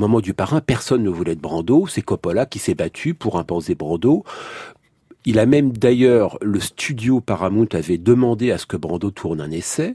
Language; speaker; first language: French; native; French